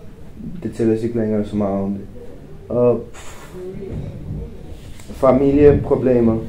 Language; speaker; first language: Danish; non-native, fluent; Romanian